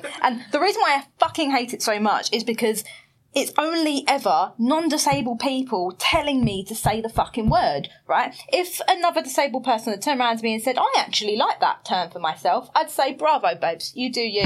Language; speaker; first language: English; native; English